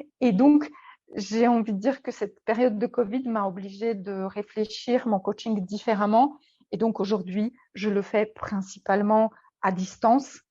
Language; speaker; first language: French; non-native, fluent; Polish